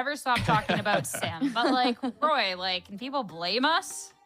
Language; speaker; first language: English; native; English